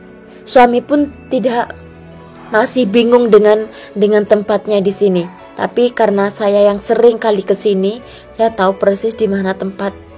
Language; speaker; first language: Indonesian; non-native, local second language; Javanese